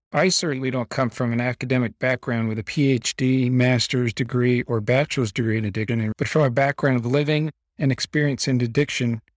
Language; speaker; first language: English; native; English